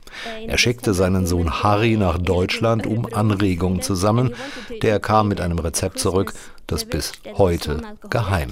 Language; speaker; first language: German; native; German